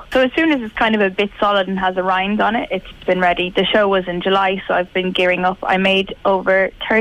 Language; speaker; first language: English; native; English